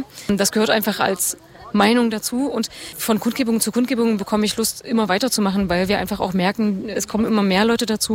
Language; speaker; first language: German; native; German